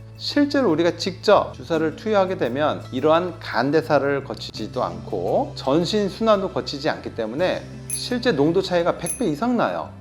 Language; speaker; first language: Korean; native; Korean